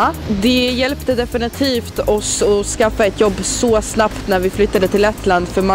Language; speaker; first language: Swedish; early bilingual, other home language; Latvian